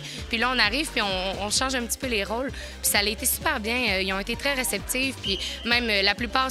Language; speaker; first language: French; native; French